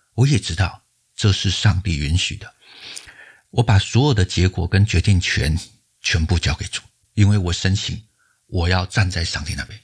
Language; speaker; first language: Chinese; native; Chinese